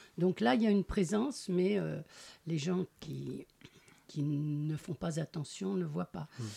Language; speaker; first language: French; native; French